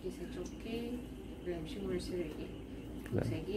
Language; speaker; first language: Korean; non-native, fluent; Russian